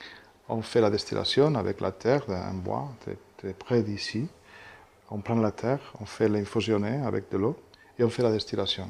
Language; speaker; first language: French; non-native, fluent; Catalan